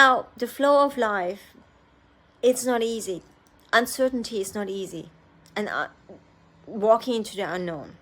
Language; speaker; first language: English; non-native, fluent; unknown